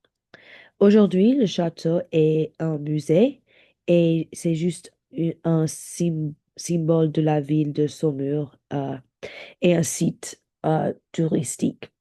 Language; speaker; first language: French; non-native, learner; English